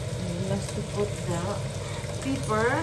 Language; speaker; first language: English; non-native, learner; Filipino